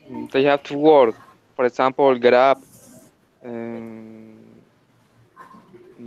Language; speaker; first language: English; non-native, learner; Spanish